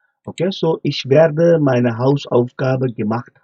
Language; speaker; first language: German; non-native, fluent; Hindi